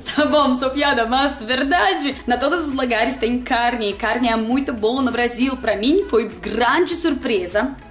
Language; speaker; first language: Portuguese; non-native, learner; Russian